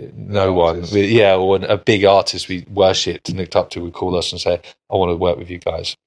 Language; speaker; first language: English; native; English